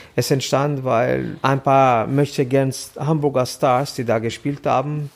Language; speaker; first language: German; non-native, fluent; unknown